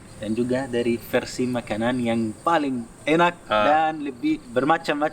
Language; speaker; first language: Indonesian; non-native, fluent; Arabic